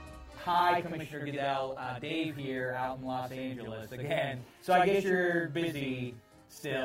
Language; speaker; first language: English; native; English